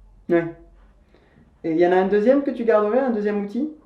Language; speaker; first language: French; native; French